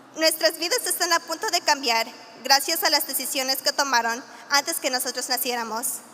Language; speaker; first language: Spanish; early bilingual, heritage; Spanish